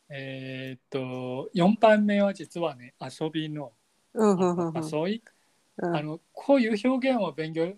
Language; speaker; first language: Japanese; non-native, fluent; Chinese